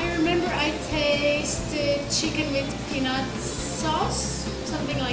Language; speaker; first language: English; non-native, fluent; Turkish